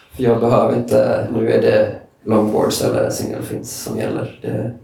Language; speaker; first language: Swedish; native; Swedish